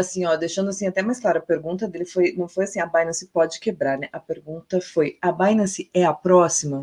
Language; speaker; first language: Portuguese; native; Portuguese